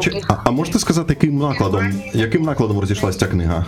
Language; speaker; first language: Ukrainian; non-native, local second language; Russian